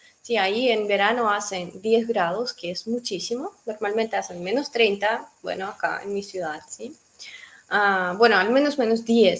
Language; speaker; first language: Spanish; non-native, fluent; Russian